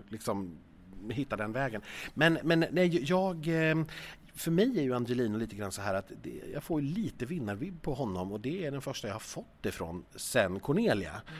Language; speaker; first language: Swedish; native; Swedish